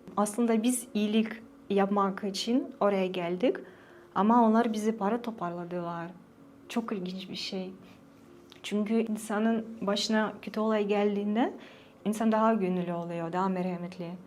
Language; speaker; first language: Turkish; non-native, fluent; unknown